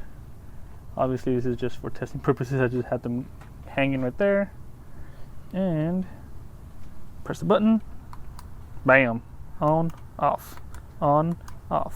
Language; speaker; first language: English; native; English